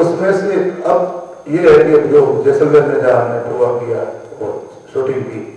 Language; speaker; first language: Hindi; native; Hindi